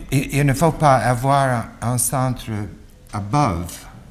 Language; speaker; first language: French; non-native, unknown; English